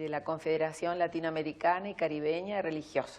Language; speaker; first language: Spanish; native; Spanish